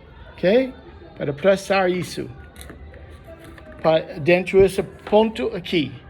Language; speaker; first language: Portuguese; non-native, learner; English